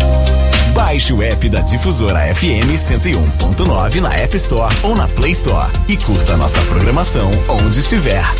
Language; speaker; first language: Portuguese; native; Portuguese